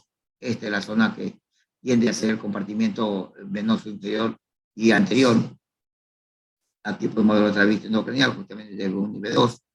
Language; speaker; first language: Spanish; native; Spanish